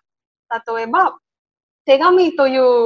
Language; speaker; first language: Japanese; non-native, learner; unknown